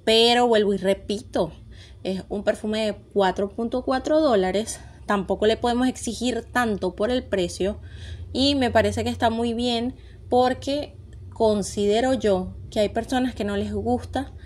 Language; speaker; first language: Spanish; native; Spanish